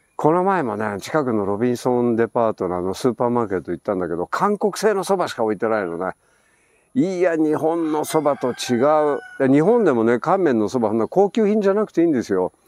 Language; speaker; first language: Japanese; native; Japanese